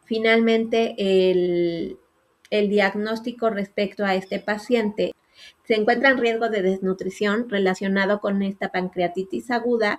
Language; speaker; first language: Spanish; native; Spanish